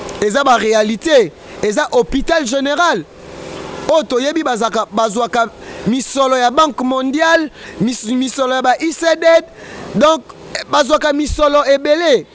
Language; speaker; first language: Lingala; native; Lingala